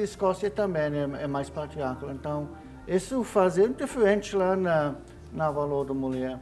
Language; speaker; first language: Portuguese; non-native, fluent; English